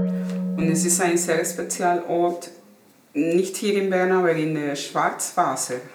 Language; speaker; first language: German; non-native, learner; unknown